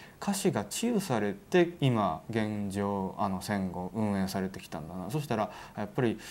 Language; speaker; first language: Japanese; native; Japanese